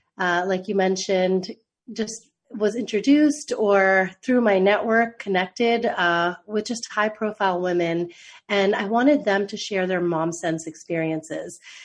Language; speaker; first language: English; native; English